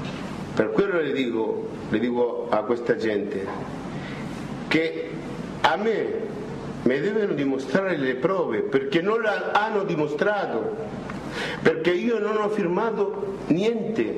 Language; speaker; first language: Italian; non-native, fluent; Spanish